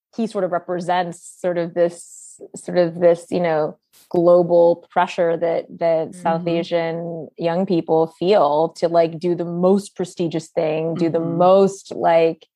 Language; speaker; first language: English; native; English